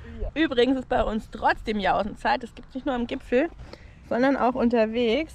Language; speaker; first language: German; native; German